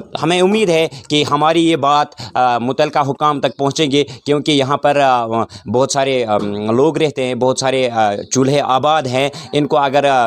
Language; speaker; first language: Urdu; non-native, local second language; Kashmiri